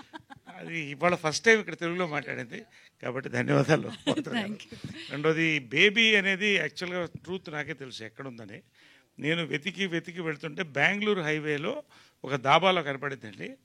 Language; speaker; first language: Telugu; native; Telugu